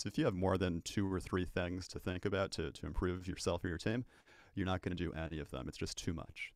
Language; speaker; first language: English; native; English